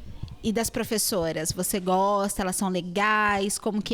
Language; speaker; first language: Portuguese; native; Portuguese